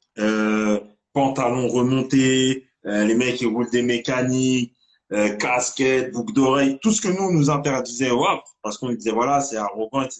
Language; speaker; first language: French; native; French